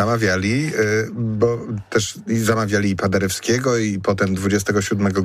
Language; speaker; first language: Polish; native; Polish